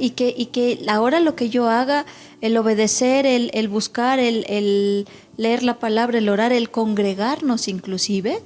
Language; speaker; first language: Spanish; native; Spanish